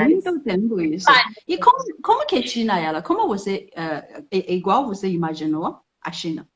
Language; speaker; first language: Portuguese; non-native, fluent; Chinese